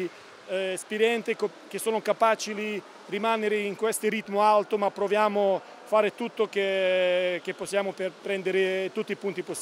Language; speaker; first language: Italian; non-native, learner; Serbian